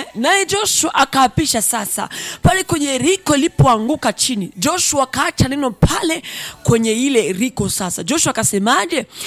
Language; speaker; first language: Swahili; non-native, local second language; Rundi